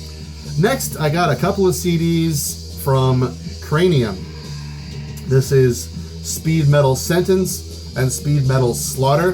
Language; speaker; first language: English; native; English